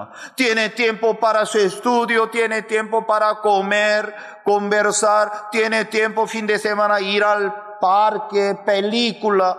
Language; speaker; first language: Spanish; non-native, fluent; Korean